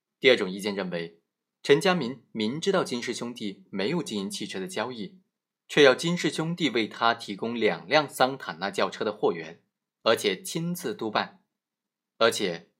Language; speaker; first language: Chinese; native; Chinese